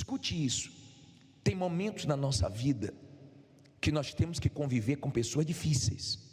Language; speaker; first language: Portuguese; native; Portuguese